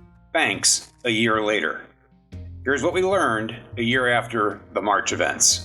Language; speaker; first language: English; native; English